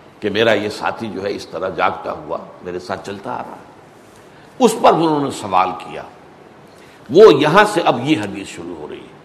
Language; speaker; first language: Urdu; native; Urdu